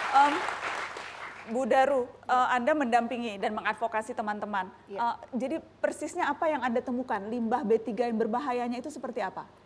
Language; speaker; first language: Indonesian; native; Indonesian